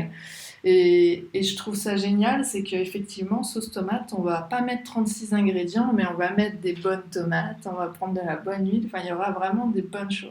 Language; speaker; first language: French; native; French